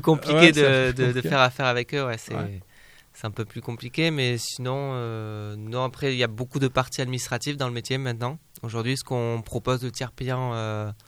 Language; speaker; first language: French; native; French